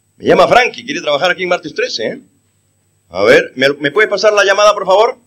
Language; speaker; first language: Spanish; native; Spanish